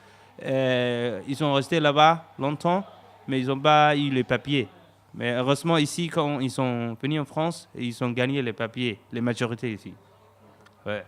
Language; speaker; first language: French; non-native, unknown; Somali